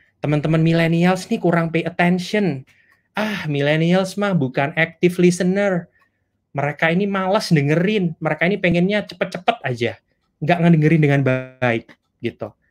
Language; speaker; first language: Indonesian; native; Indonesian